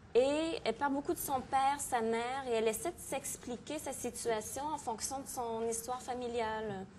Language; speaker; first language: French; native; French